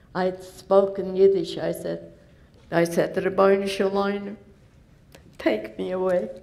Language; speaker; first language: English; non-native, learner; Polish